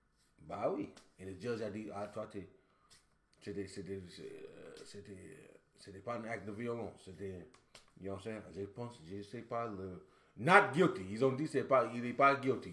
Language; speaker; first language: French; non-native, learner; English